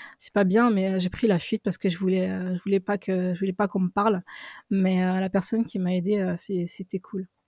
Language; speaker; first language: French; early bilingual, other home language; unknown